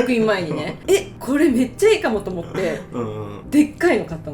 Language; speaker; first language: Japanese; native; Japanese